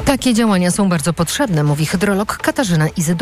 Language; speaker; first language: Polish; native; Polish